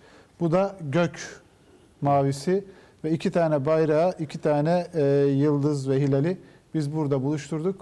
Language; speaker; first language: Turkish; native; Turkish